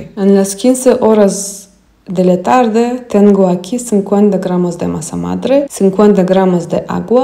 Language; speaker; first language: Spanish; non-native, fluent; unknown